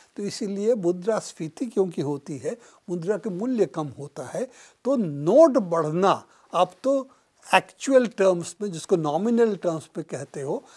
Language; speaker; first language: Hindi; non-native, local second language; Bangla